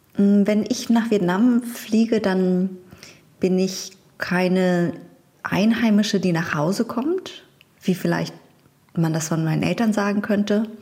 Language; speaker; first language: German; early bilingual, other home language; Vietnamese